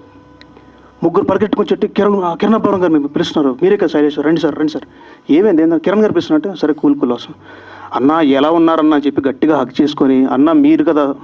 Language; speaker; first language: Telugu; native; Telugu